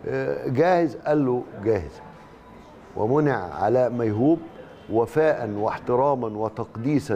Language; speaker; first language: Arabic; native; Arabic